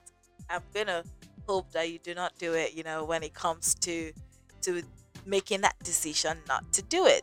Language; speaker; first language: English; non-native, local second language; Yoruba